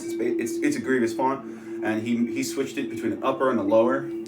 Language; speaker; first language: English; native; English